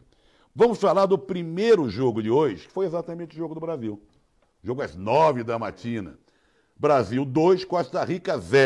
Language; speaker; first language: Portuguese; native; Portuguese